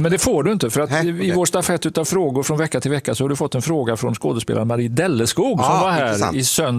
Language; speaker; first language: Swedish; native; Swedish